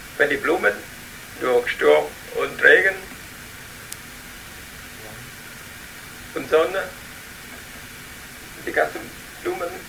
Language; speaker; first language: German; non-native, learner; Vietnamese